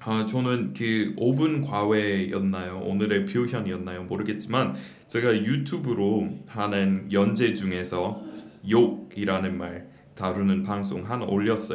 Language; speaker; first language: Korean; non-native, fluent; English